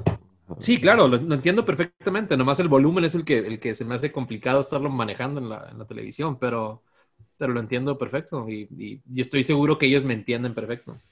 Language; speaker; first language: Spanish; native; Spanish